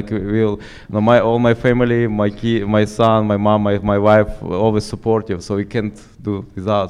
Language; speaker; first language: English; non-native, fluent; Ukrainian